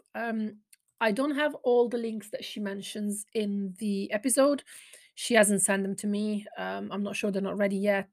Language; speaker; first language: English; non-native, fluent; Italian